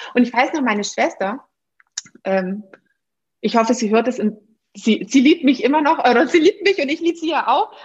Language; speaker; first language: German; native; German